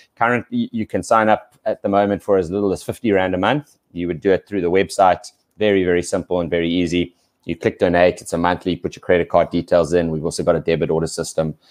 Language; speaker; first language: English; native; English